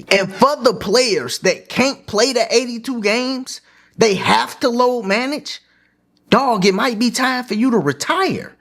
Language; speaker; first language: English; native; English